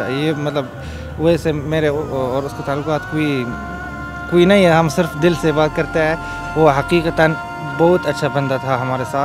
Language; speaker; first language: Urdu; non-native, fluent; Arabic